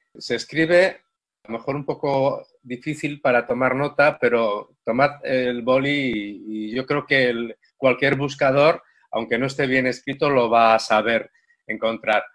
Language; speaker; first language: Spanish; native; Spanish